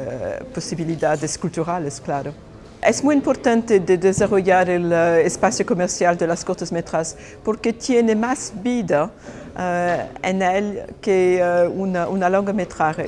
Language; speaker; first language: Spanish; non-native, fluent; Portuguese